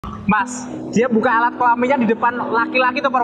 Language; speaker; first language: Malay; non-native, local second language; Javanese